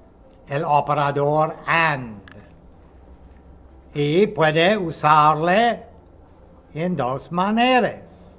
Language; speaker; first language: Spanish; non-native, fluent; English